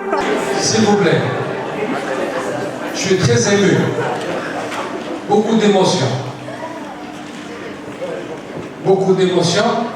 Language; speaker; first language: French; non-native, local second language; Arabic